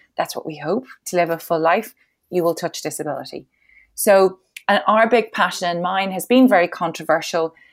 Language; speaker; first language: English; native; English